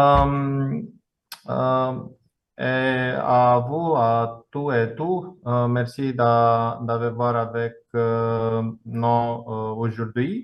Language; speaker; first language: French; non-native, fluent; Romanian